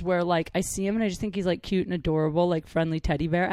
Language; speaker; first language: English; native; English